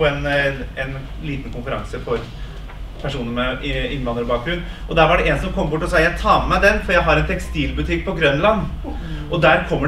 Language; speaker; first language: Norwegian; native; Norwegian